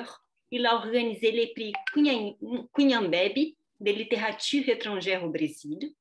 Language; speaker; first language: French; non-native, fluent; Portuguese